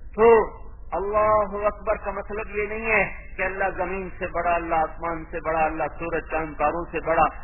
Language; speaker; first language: Urdu; non-native, local second language; Punjabi